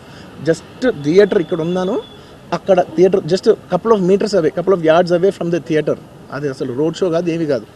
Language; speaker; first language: Telugu; native; Telugu